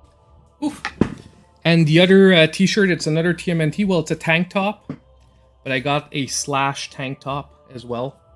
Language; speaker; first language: English; native; English